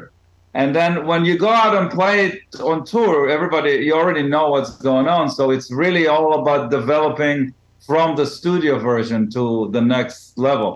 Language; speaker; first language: English; non-native, fluent; Hebrew